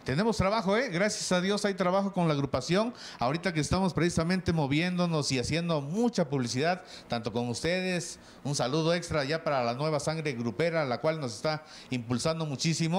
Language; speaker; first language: Spanish; native; Spanish